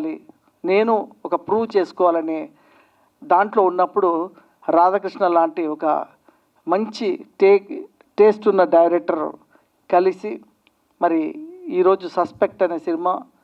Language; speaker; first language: Telugu; native; Telugu